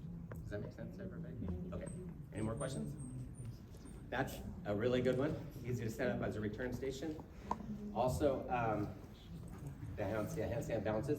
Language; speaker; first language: English; native; English